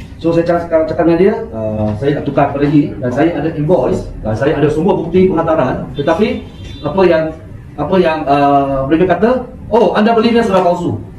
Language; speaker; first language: Malay; non-native, local second language; Chinese